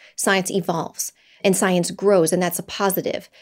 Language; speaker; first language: English; native; English